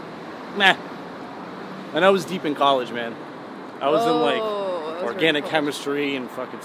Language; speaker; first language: English; early bilingual, other home language; Persian